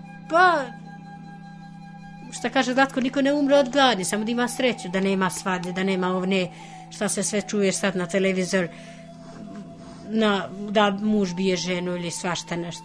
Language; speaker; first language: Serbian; non-native, fluent; Albanian